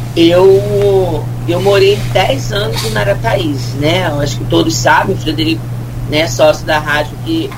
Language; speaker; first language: Portuguese; native; Portuguese